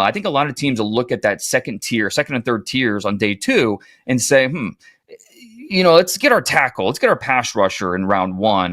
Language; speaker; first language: English; native; English